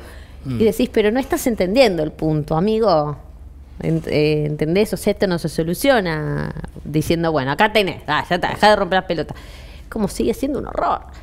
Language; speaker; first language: Spanish; native; Spanish